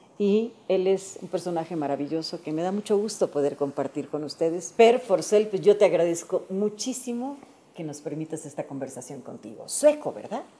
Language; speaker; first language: Spanish; native; Spanish